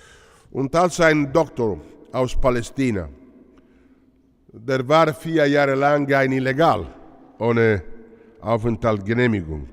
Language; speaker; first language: German; non-native, learner; Italian